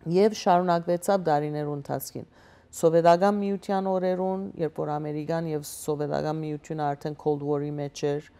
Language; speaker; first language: Armenian; early bilingual, heritage; Armenian